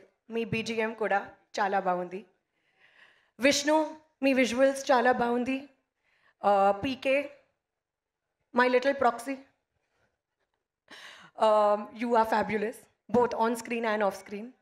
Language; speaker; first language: Telugu; non-native, learner; Hindi